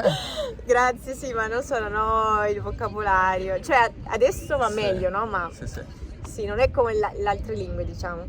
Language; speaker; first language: Italian; non-native, learner; Spanish